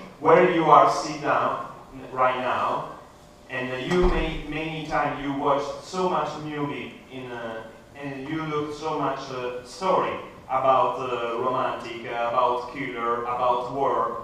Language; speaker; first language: English; non-native, learner; Italian